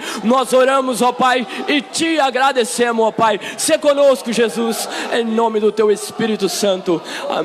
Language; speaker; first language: Portuguese; native; Portuguese